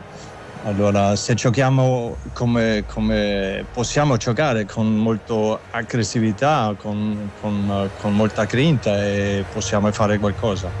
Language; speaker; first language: Italian; non-native, learner; German